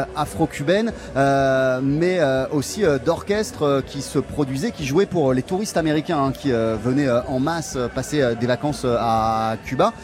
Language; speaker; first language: French; native; French